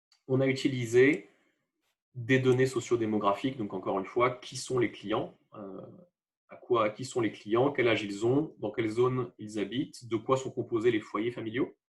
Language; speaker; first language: French; native; French